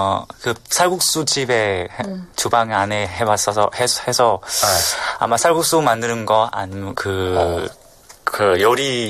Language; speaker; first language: Korean; non-native, learner; Vietnamese